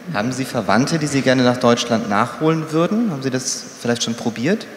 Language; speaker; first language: German; native; German